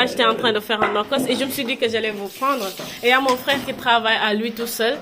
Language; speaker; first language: French; non-native, local second language; Wolof